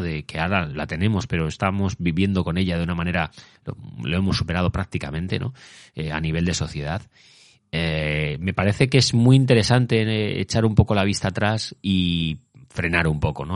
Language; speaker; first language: Spanish; native; Spanish